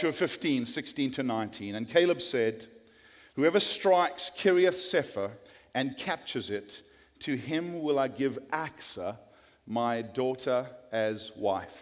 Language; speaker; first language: English; native; English